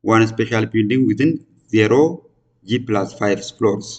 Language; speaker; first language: English; non-native, local second language; Amharic